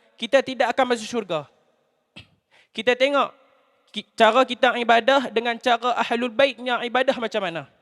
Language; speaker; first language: Malay; native; Malay